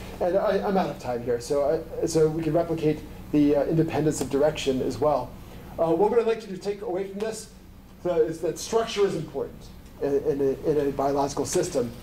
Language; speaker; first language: English; native; English